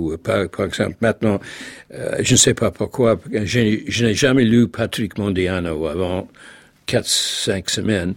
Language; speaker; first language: French; non-native, fluent; English